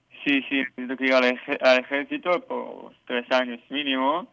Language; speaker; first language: Spanish; non-native, learner; Hebrew